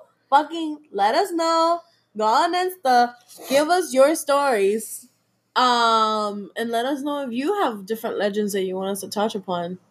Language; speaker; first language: English; non-native, local second language; Spanish